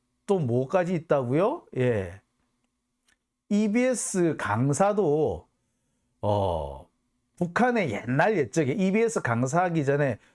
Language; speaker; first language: Korean; native; Korean